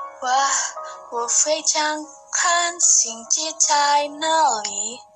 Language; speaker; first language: Chinese; non-native, learner; Indonesian